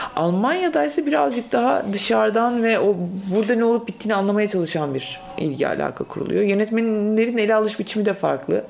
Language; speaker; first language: Turkish; native; Turkish